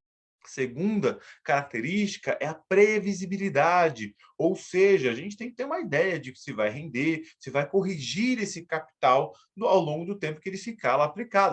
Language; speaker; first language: Portuguese; native; Portuguese